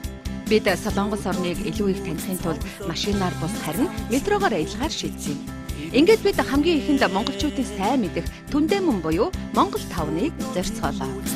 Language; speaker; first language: Mongolian; native; Mongolian